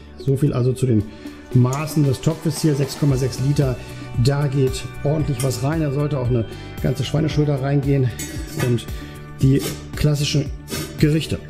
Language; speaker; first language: German; native; German